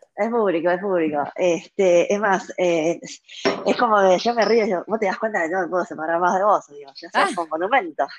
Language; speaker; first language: Spanish; early bilingual, other home language; Chinese